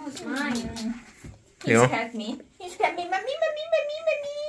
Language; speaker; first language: English; non-native, learner; Thai